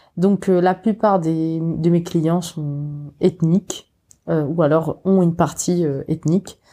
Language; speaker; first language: French; non-native, local second language; Morisyen